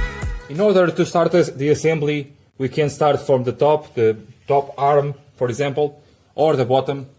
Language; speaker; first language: English; non-native, fluent; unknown